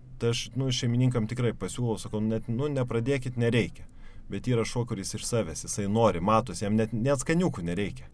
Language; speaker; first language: Lithuanian; native; Lithuanian